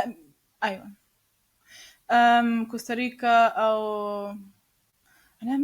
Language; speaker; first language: Arabic; non-native, learner; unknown